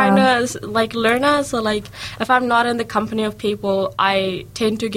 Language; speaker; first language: English; native; English